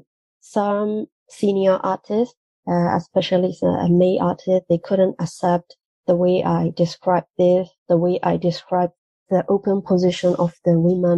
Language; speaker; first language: English; non-native, fluent; Burmese